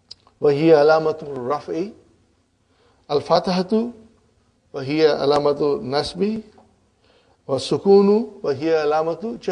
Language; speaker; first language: Arabic; non-native, fluent; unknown